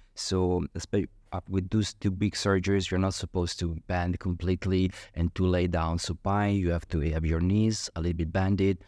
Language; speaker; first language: English; non-native, fluent; Italian